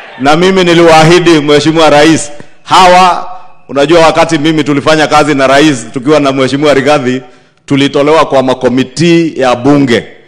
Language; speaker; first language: Swahili; non-native, local second language; Kikuyu